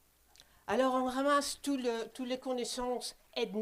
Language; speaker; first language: French; non-native, fluent; Spanish